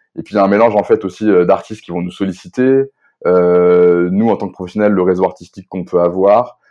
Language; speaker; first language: French; native; French